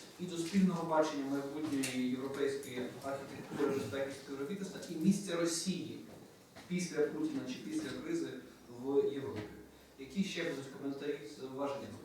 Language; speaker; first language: Ukrainian; native; Ukrainian